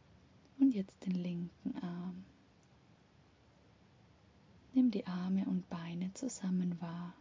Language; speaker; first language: German; native; German